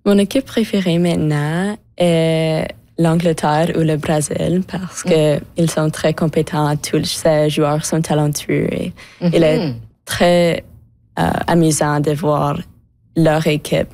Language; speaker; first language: French; non-native, local second language; English